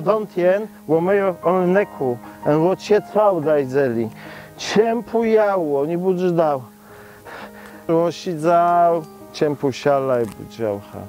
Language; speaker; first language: Chinese; non-native, learner; Polish